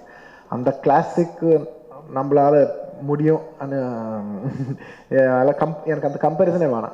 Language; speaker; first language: Tamil; non-native, local second language; Telugu